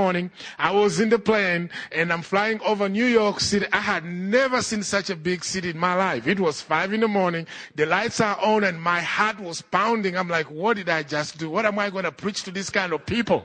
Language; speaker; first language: English; non-native, local second language; Ganda